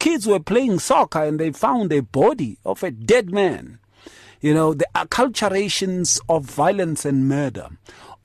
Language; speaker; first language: English; non-native, local second language; Northern Sotho